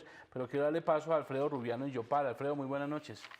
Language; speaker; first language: Spanish; native; Spanish